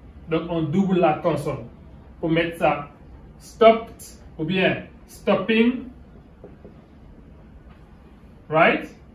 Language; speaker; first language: French; non-native, local second language; Wolof